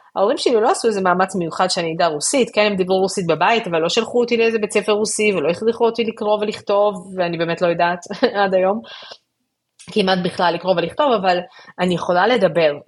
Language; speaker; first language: Hebrew; early bilingual, other home language; Russian